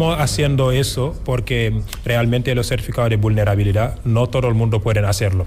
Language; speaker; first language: Spanish; non-native, fluent; Wolof